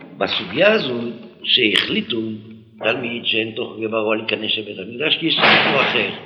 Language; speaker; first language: Hebrew; non-native, fluent; French